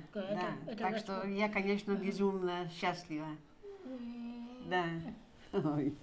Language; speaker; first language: Russian; non-native, fluent; Dutch